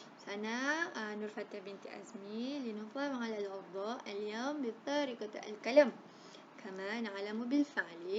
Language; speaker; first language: Arabic; non-native, learner; Malay